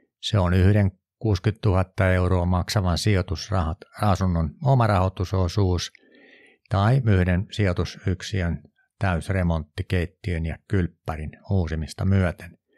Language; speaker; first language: Finnish; native; Finnish